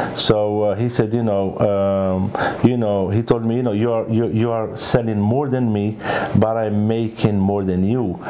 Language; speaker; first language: English; early bilingual, other home language; Arabic